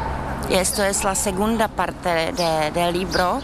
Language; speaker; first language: Spanish; non-native, learner; Czech